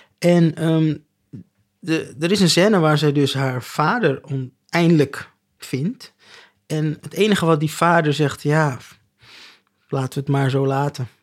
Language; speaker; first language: Dutch; native; Dutch